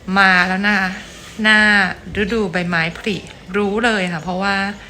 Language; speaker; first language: Thai; native; Thai